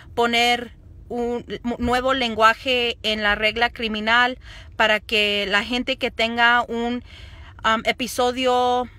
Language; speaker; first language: Spanish; early bilingual, other home language; English